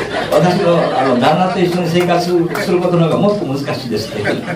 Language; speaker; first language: Japanese; native; Japanese